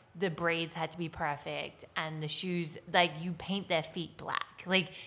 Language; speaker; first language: English; native; English